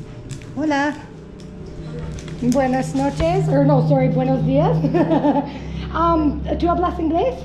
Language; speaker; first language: Spanish; non-native, learner; English